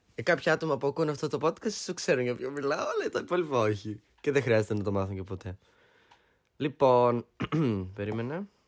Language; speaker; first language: Greek; early bilingual, heritage; Greek